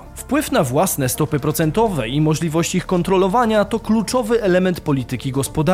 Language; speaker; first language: Polish; native; Polish